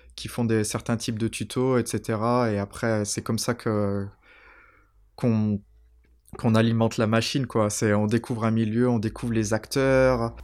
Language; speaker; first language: French; native; French